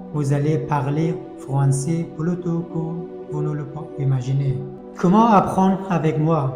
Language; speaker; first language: French; non-native, fluent; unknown